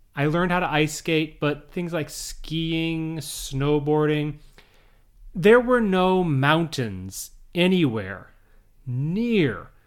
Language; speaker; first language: English; native; English